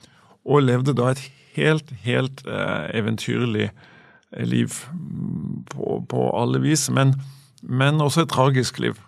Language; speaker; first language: Norwegian; native; Norwegian